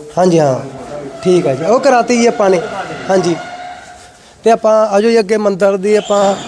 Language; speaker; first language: Punjabi; native; Punjabi